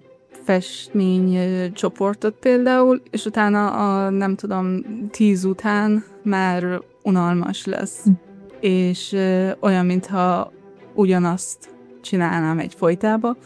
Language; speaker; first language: Hungarian; early bilingual, other home language; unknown